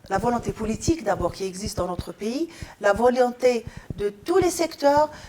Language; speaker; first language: French; non-native, local second language; Arabic